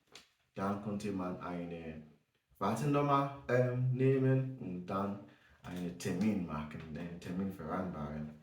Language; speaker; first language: German; non-native, learner; English